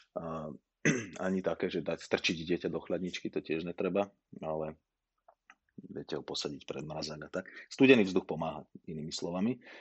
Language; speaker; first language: Slovak; native; Slovak